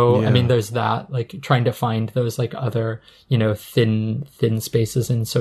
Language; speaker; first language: English; native; English